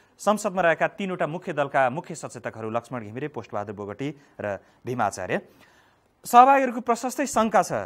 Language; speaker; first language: Nepali; native; Nepali